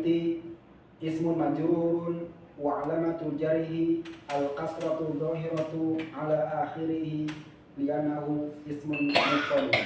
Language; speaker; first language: Arabic; non-native, learner; Indonesian